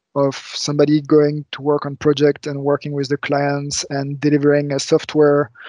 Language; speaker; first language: English; non-native, fluent; French